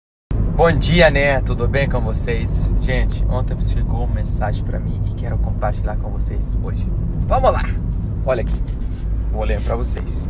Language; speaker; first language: Portuguese; non-native, fluent; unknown